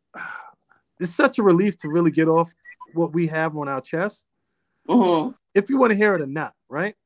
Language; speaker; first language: English; native; English